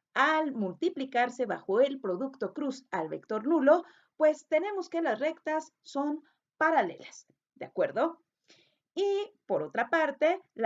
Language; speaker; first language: Spanish; native; Spanish